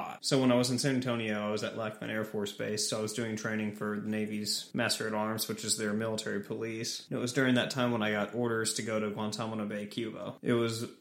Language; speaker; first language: English; native; English